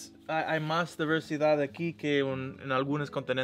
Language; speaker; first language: Spanish; non-native, learner; English